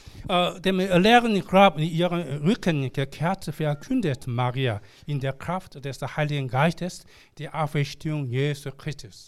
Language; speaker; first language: German; non-native, learner; Korean